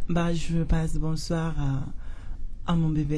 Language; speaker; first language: French; non-native, learner; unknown